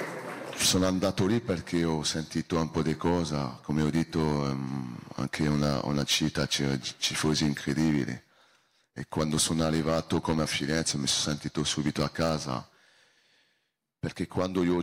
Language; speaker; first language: Italian; non-native, learner; French